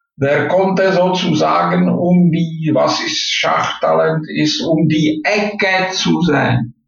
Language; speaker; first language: German; non-native, fluent; Czech